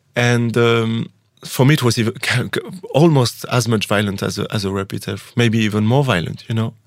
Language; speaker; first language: English; non-native, fluent; French